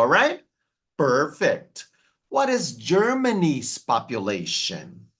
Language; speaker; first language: English; non-native, fluent; Portuguese